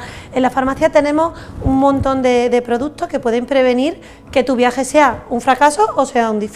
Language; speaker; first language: Spanish; native; Spanish